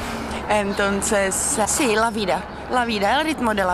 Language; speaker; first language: Spanish; non-native, learner; Czech